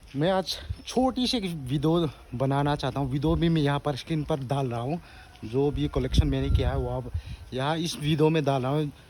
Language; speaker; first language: Hindi; non-native, local second language; Thado Chin